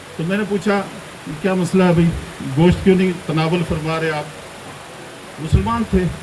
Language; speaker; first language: Urdu; non-native, local second language; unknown